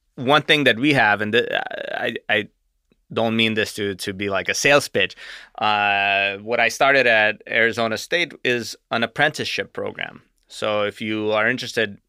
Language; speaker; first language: English; native; English